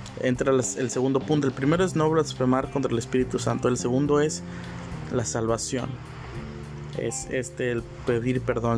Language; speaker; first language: Spanish; native; Spanish